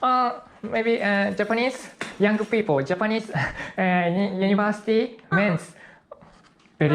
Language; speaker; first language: English; non-native, learner; Japanese